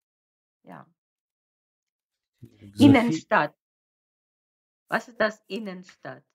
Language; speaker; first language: German; non-native, fluent; Russian